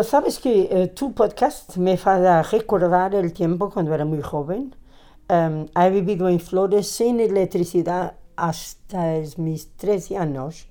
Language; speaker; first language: Spanish; non-native, fluent; Portuguese